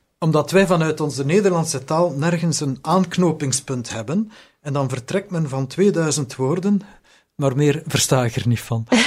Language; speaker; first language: Dutch; native; Dutch